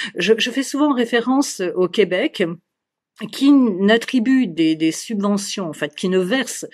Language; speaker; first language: French; native; French